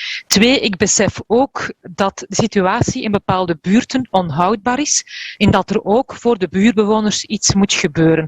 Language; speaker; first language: Dutch; native; Dutch